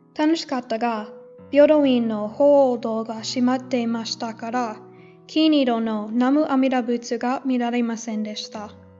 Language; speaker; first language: Japanese; non-native, learner; English